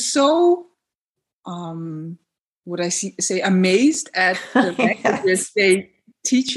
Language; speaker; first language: English; non-native, fluent; Dutch